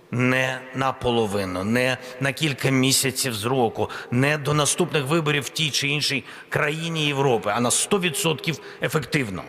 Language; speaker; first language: Ukrainian; non-native, local second language; Russian